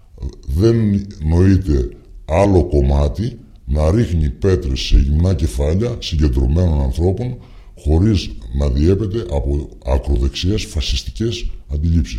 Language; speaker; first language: Greek; native; Greek